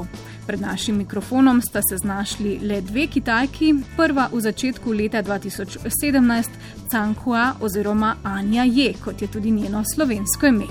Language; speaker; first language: Slovenian; native; Slovenian